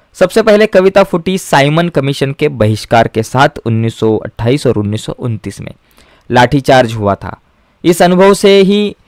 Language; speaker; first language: Hindi; non-native, local second language; Marathi